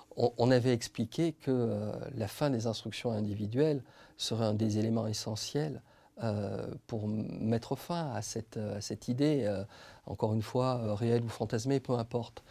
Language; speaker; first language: French; native; French